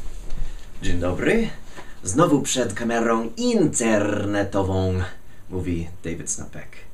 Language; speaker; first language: Polish; non-native, fluent; English